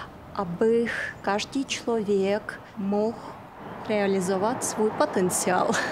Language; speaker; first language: Czech; non-native, fluent; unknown